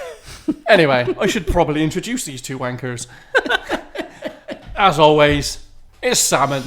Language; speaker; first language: English; native; English